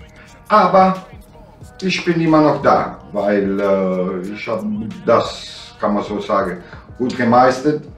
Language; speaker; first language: German; non-native, learner; Italian